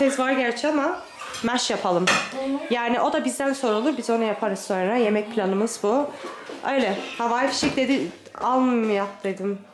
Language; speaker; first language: Turkish; native; Turkish